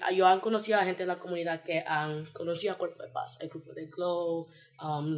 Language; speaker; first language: Spanish; early bilingual, heritage; Spanish